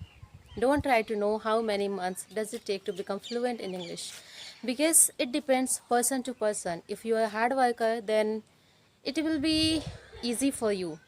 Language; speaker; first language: English; non-native, learner; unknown